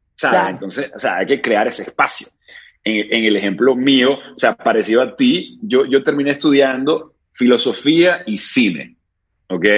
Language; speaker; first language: Spanish; native; Spanish